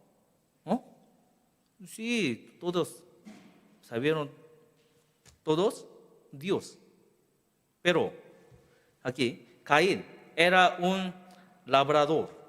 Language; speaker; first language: Spanish; non-native, learner; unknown